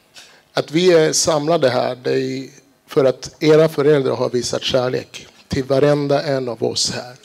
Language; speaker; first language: Swedish; early bilingual, other home language; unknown